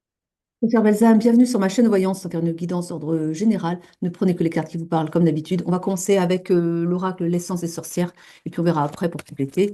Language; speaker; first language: French; native; French